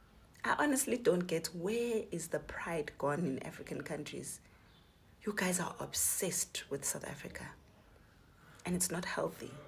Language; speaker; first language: English; non-native, local second language; Zulu